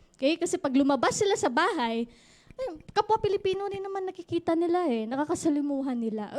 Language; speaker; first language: Filipino; non-native, local second language; Cebuano